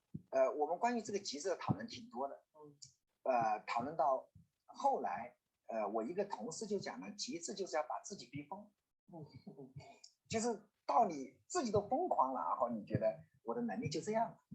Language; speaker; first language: Chinese; native; Chinese